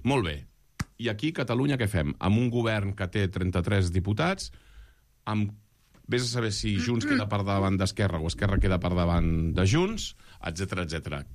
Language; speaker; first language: Catalan; native; Catalan